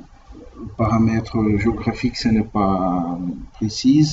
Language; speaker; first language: French; non-native, learner; Portuguese